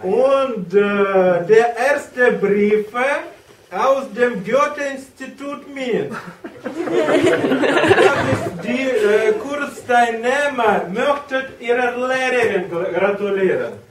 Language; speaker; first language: German; non-native, learner; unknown